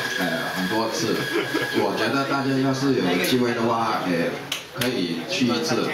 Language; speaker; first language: Chinese; non-native, local second language; Cantonese